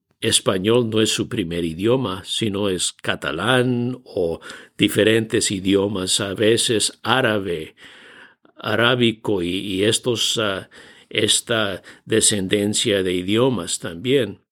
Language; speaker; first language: Spanish; non-native, fluent; English